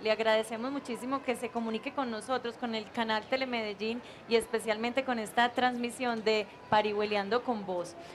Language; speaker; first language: Spanish; native; Spanish